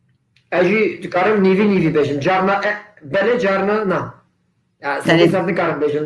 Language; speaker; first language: Kurdish; non-native, local second language; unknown